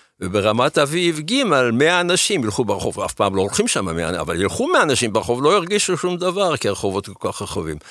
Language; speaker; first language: Hebrew; early bilingual, other home language; German